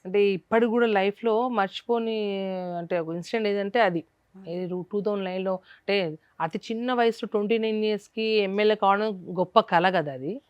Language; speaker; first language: Telugu; non-native, local second language; Lambadi